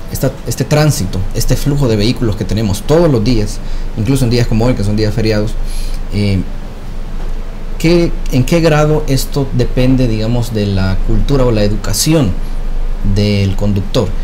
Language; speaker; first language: Spanish; native; Spanish